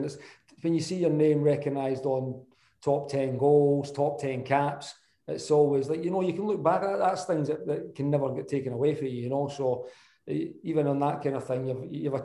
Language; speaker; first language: English; native; English